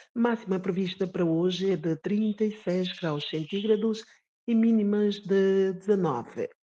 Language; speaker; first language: Portuguese; non-native, local second language; Upper Guinea Crioulo